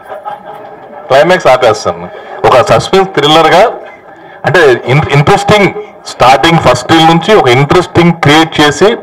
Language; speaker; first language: Telugu; native; Telugu